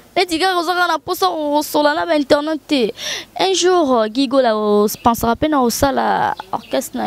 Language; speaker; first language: French; non-native, local second language; Lingala